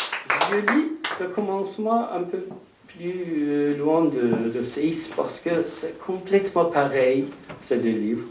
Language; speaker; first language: French; non-native, learner; Persian